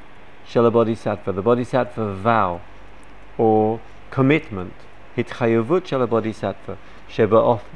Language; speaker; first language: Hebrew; non-native, fluent; English